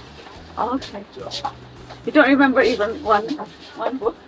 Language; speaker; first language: English; non-native, fluent; Indonesian